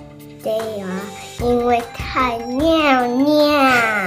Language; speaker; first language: Chinese; early bilingual, heritage; English